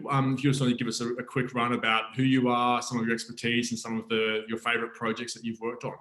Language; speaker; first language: English; native; English